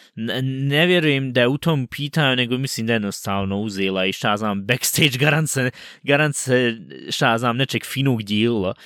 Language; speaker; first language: Bosnian; early bilingual, heritage; Bosnian